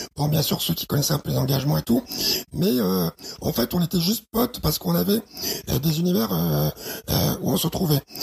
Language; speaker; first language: French; early bilingual, other home language; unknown